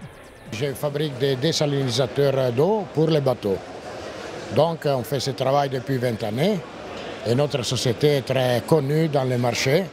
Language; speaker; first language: French; non-native, fluent; Italian